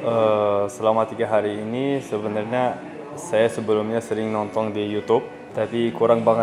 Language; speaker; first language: Indonesian; non-native, fluent; Russian